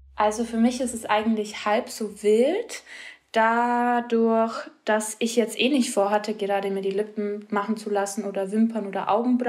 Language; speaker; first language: German; native; German